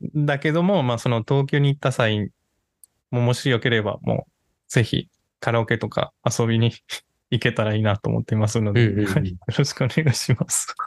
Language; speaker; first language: Japanese; non-native, fluent; Spanish